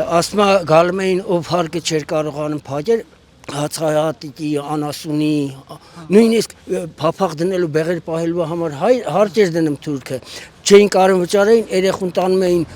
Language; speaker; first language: Armenian; native; Armenian